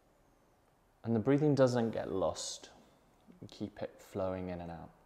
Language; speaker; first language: English; native; English